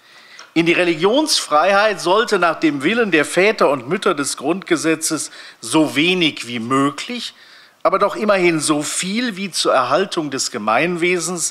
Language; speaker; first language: German; native; German